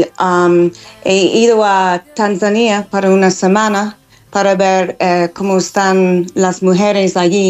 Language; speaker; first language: Spanish; non-native, fluent; English